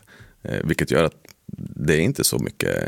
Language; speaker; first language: Swedish; native; Swedish